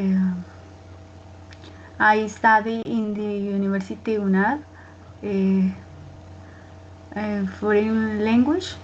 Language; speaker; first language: English; non-native, learner; Spanish